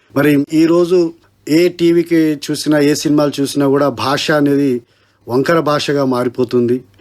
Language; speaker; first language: Telugu; native; Telugu